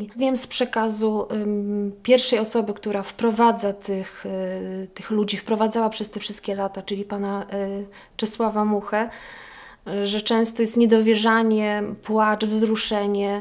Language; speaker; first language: Polish; native; Polish